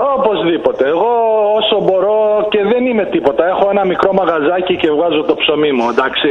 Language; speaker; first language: Greek; early bilingual, heritage; Greek